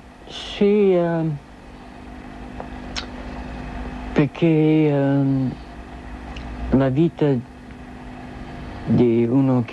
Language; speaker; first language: Italian; non-native, learner; English